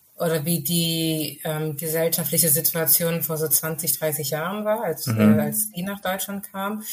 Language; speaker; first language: German; early bilingual, other home language; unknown